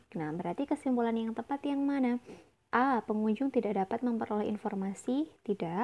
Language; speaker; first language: Indonesian; native; Indonesian